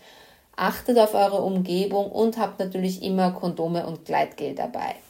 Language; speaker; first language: German; native; German